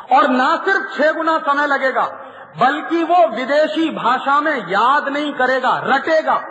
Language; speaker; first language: Hindi; native; Hindi